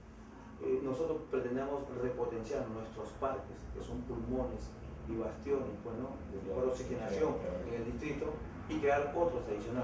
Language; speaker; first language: Spanish; native; Spanish